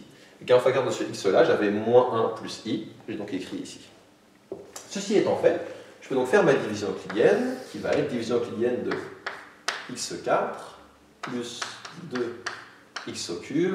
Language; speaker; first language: French; native; French